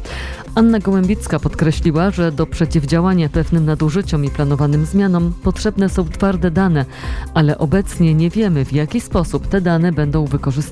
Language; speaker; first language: Polish; native; Polish